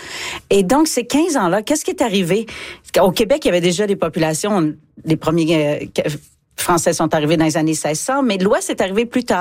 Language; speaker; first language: French; native; French